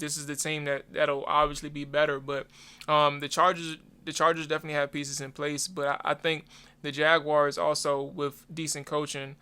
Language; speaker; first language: English; native; English